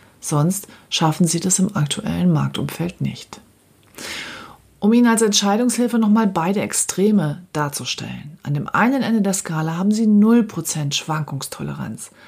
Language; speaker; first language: German; native; German